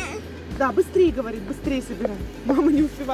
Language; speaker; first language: Russian; native; Russian